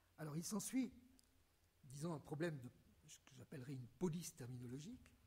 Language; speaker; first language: French; native; French